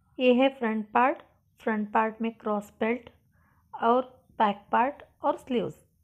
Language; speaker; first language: Hindi; non-native, local second language; Kannada